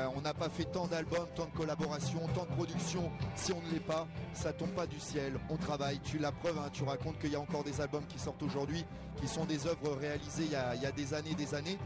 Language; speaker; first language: French; native; French